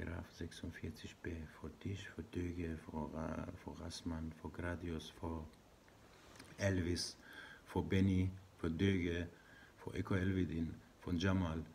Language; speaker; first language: German; non-native, learner; Persian